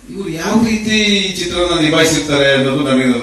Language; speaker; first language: Kannada; native; Kannada